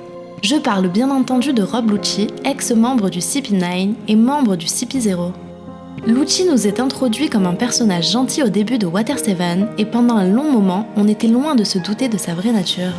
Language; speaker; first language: French; native; French